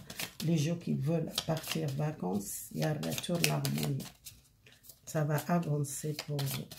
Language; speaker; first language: French; non-native, learner; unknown